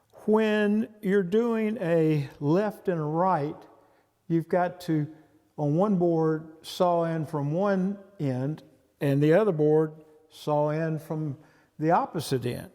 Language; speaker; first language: English; native; English